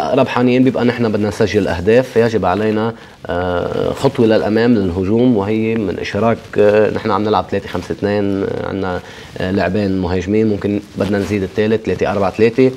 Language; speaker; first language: Arabic; native; Arabic